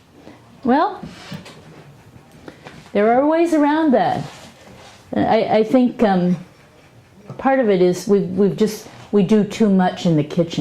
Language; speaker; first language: English; native; English